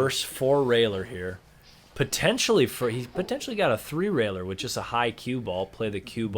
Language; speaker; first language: English; native; English